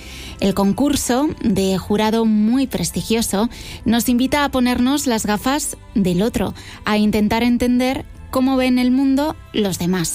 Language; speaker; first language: Spanish; native; Spanish